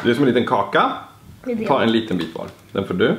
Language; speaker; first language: Swedish; native; Swedish